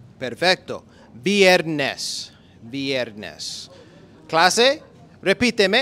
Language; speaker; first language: Spanish; non-native, learner; English